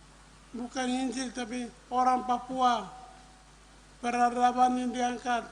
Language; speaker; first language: Indonesian; non-native, local second language; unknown